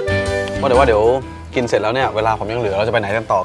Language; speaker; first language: Thai; native; Thai